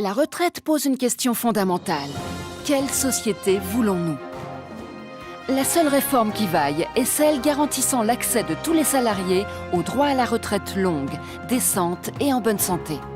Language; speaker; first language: French; native; French